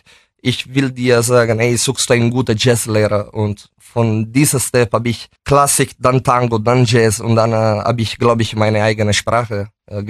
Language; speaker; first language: German; non-native, fluent; Italian